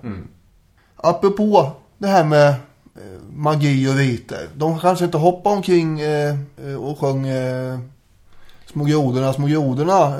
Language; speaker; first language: Swedish; native; Swedish